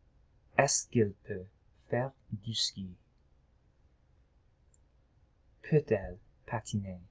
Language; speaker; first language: French; non-native, local second language; English